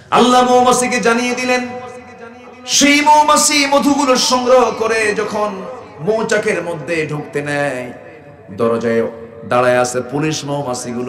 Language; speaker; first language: Bangla; native; Bangla